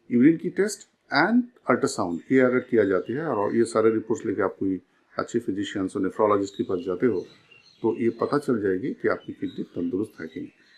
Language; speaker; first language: Hindi; non-native, local second language; Bangla